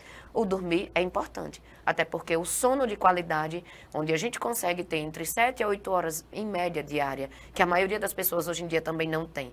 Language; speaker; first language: Portuguese; native; Portuguese